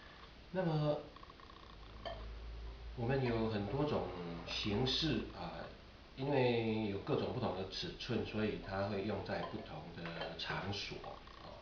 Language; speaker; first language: Chinese; native; Chinese